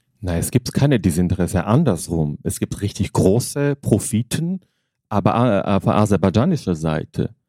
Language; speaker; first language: German; non-native, fluent; Armenian